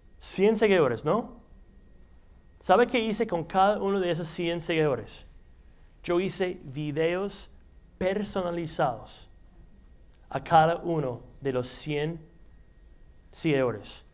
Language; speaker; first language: Spanish; non-native, fluent; English